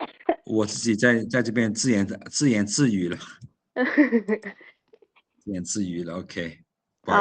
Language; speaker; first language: Chinese; non-native, fluent; Lao